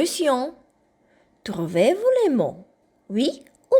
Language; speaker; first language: French; non-native, fluent; Ukrainian